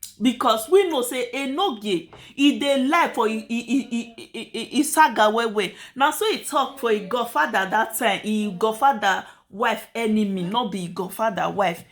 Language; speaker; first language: Nigerian Pidgin; native; Nigerian Pidgin